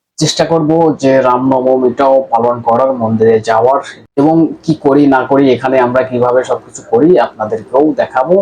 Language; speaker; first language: Bangla; native; Bangla